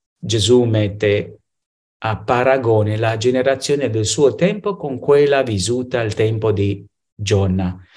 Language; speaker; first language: Italian; non-native, fluent; Spanish